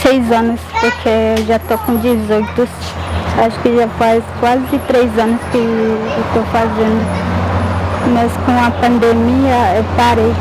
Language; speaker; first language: Portuguese; non-native, local second language; Guarani